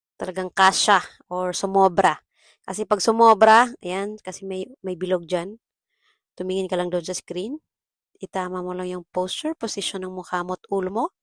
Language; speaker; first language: Filipino; non-native, local second language; Cebuano